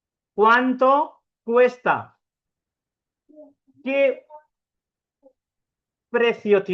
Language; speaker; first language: Spanish; non-native, fluent; Urdu